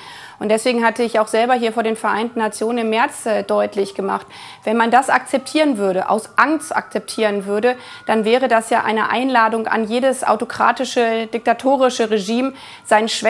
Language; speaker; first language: German; native; German